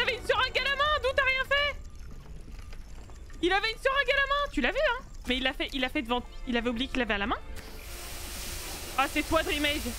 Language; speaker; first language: French; native; French